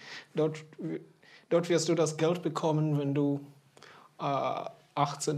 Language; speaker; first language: German; non-native, fluent; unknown